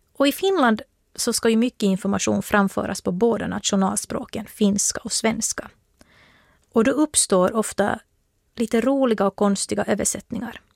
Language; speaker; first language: Swedish; native; Swedish